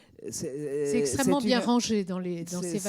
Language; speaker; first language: French; native; French